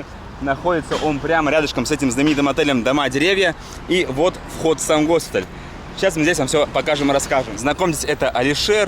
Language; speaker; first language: Russian; native; Russian